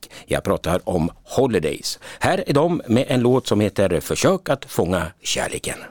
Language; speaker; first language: Swedish; native; Swedish